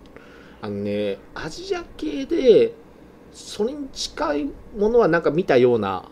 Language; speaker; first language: Japanese; native; Japanese